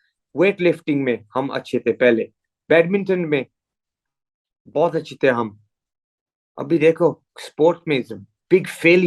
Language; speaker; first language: Hindi; early bilingual, heritage; English